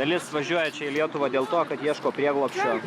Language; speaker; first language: Lithuanian; native; Lithuanian